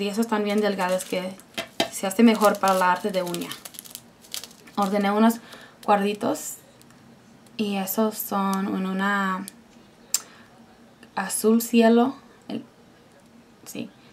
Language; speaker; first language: Spanish; non-native, fluent; English